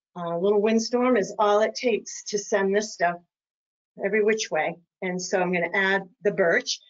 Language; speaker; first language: English; native; English